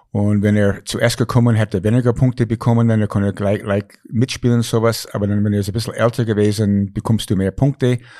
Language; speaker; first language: German; non-native, fluent; English